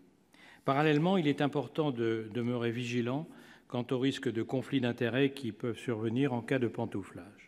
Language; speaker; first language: French; native; French